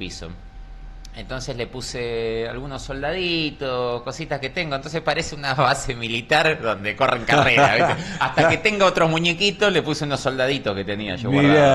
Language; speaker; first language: Spanish; native; Spanish